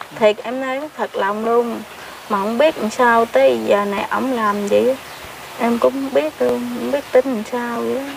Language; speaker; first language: Vietnamese; non-native, local second language; Khmer